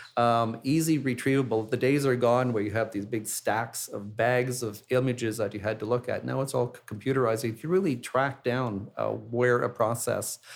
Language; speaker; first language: English; native; English